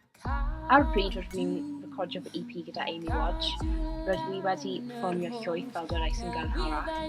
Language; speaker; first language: Welsh; non-native, local second language; English